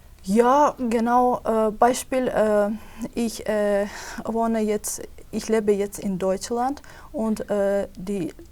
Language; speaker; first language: German; non-native, fluent; Azerbaijani